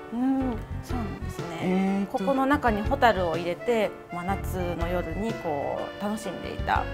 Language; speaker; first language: Japanese; native; Japanese